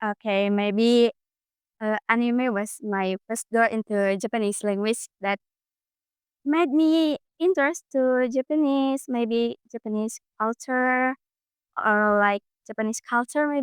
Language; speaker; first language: English; non-native, learner; Indonesian